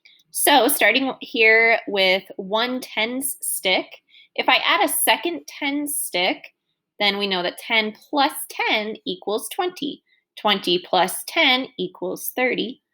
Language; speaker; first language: English; native; English